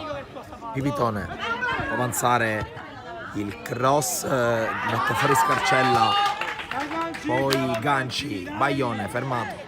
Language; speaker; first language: Italian; native; Italian